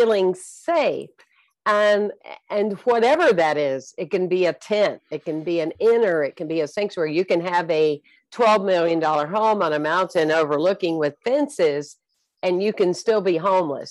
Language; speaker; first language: English; native; English